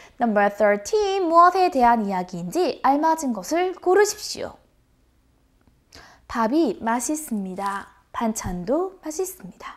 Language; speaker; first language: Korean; non-native, fluent; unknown